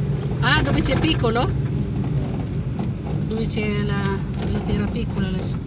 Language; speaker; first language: Italian; non-native, fluent; Filipino